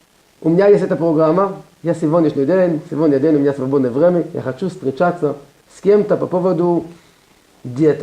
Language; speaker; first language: Russian; non-native, learner; Hebrew